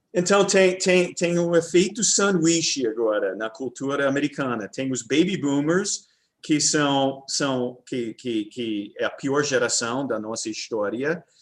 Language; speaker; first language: Portuguese; non-native, fluent; English